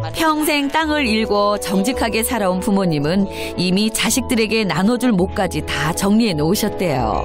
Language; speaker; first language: Korean; native; Korean